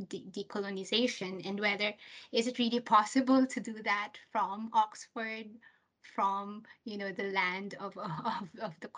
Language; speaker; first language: English; non-native, local second language; Filipino